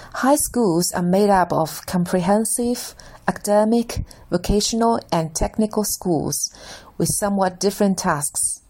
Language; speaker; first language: English; non-native, fluent; Chinese